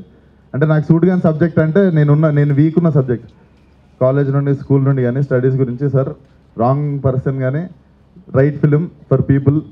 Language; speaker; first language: Telugu; native; Telugu